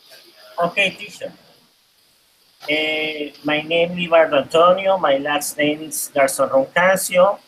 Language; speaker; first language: English; non-native, learner; Spanish